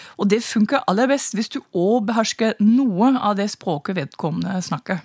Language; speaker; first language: Norwegian; non-native, fluent; German